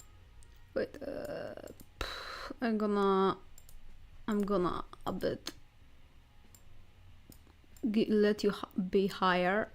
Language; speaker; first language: English; non-native, fluent; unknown